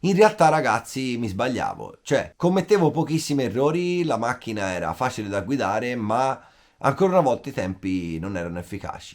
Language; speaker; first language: Italian; native; Italian